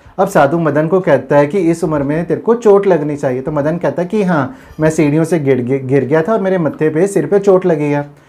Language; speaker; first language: Hindi; non-native, local second language; Punjabi